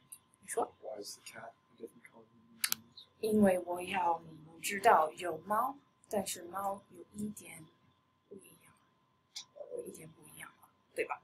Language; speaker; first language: Chinese; non-native, fluent; English